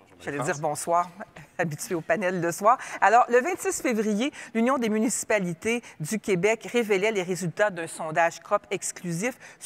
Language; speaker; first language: French; native; French